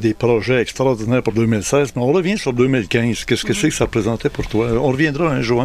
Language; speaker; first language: French; native; French